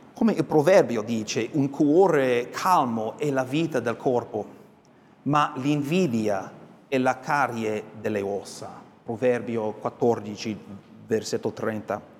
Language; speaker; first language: Italian; non-native, fluent; English